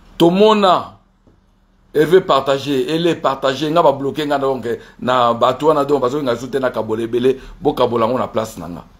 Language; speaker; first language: Lingala; native; Lingala